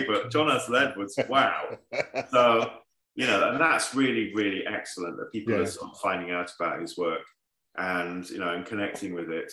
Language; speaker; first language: English; native; English